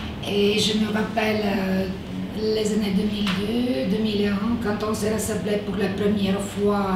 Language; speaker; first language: French; non-native, fluent; Bulgarian